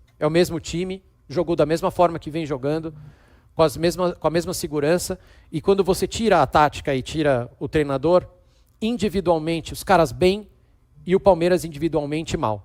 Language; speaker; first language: Portuguese; native; Portuguese